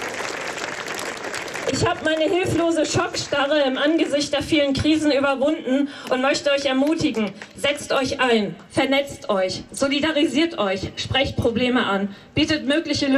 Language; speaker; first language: German; native; German